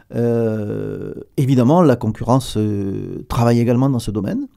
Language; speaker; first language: French; native; French